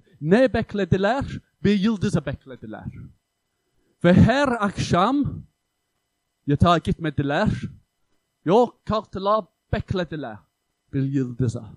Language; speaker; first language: Turkish; non-native, fluent; English